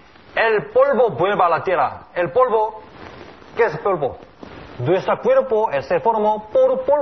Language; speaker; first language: Spanish; non-native, learner; Korean